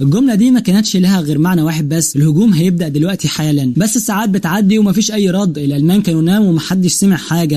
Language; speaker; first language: Arabic; native; Arabic